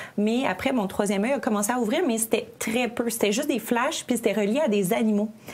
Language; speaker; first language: French; native; French